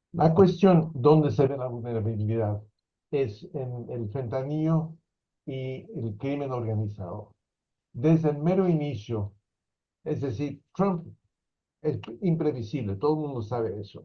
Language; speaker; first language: Spanish; non-native, fluent; English